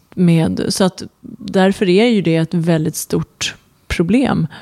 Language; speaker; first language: Swedish; early bilingual, other home language; Persian